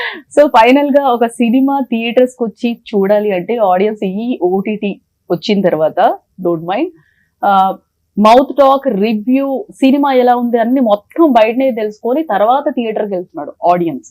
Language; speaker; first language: Telugu; native; Telugu